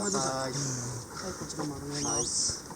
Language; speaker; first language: Japanese; native; Japanese